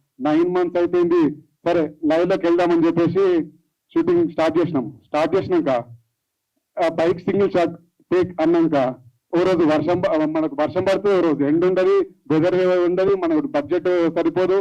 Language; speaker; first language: Telugu; native; Telugu